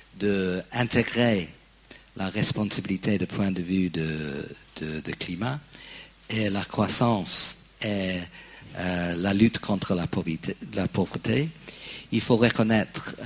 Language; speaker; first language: French; non-native, fluent; English